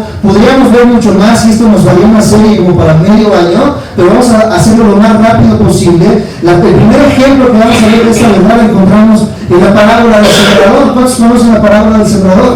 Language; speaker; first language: Spanish; native; Spanish